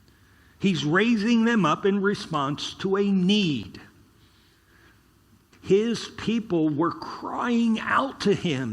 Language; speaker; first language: English; native; English